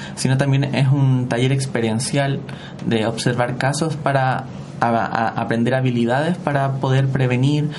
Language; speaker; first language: Spanish; native; Spanish